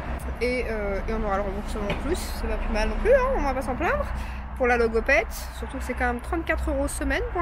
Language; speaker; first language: French; native; French